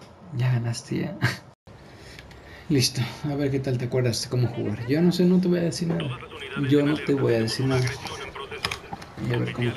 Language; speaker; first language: Spanish; native; Spanish